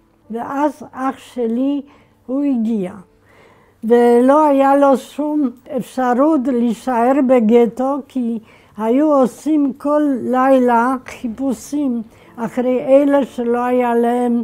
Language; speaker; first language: Hebrew; non-native, fluent; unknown